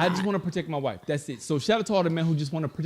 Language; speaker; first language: English; native; English